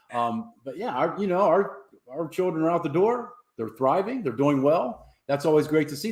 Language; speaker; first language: English; native; English